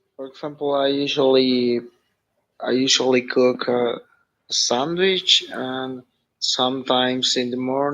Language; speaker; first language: English; non-native, learner; Spanish